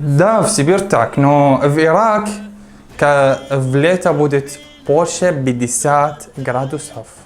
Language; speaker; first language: Russian; non-native, learner; Arabic